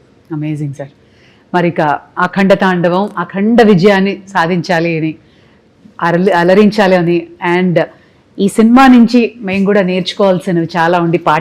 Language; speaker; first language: Telugu; native; Telugu